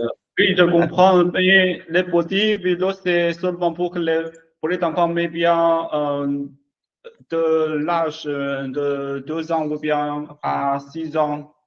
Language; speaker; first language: French; non-native, learner; Chinese